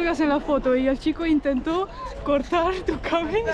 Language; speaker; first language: Spanish; non-native, fluent; Estonian